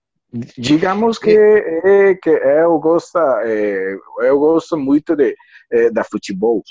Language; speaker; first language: Portuguese; non-native, learner; Spanish